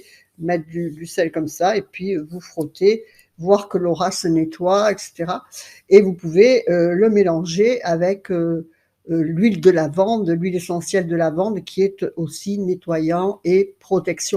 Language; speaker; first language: French; native; French